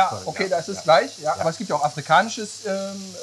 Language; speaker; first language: German; native; German